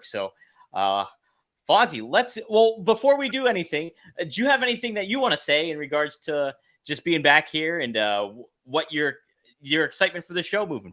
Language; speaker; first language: English; native; English